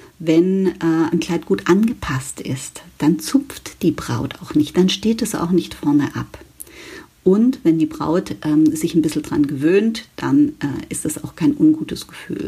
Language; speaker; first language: German; native; German